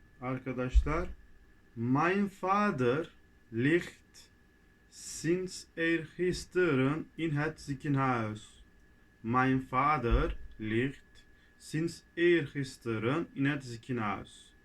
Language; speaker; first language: Dutch; non-native, fluent; Turkish